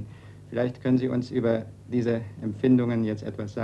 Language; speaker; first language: German; native; German